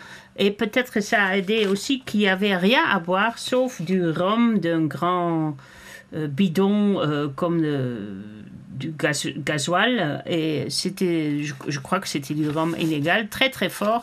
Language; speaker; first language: French; non-native, fluent; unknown